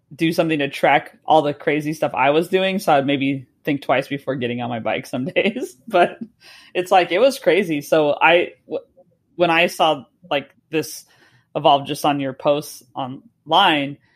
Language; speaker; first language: English; native; English